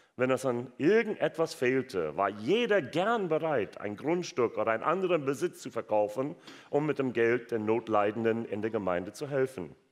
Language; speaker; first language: German; non-native, fluent; English